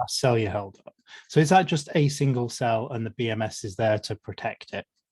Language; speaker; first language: English; native; English